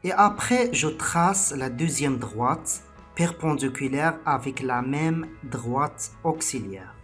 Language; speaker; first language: French; non-native, local second language; Arabic